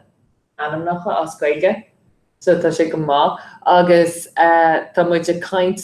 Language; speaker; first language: Irish; non-native, fluent; English